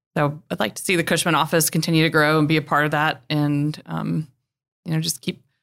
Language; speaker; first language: English; native; English